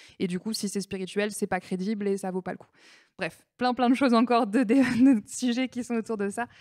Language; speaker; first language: French; native; French